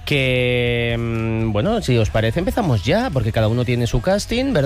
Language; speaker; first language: Spanish; native; Spanish